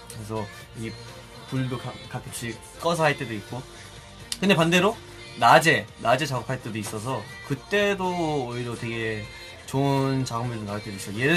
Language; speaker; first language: Korean; early bilingual, heritage; Korean